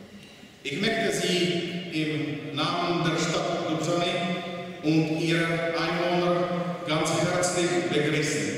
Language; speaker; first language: German; non-native, fluent; Czech